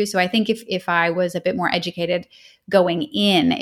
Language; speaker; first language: English; native; English